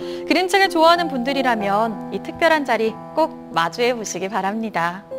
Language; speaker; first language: Korean; native; Korean